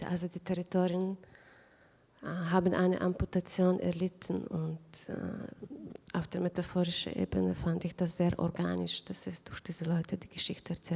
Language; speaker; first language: German; non-native, fluent; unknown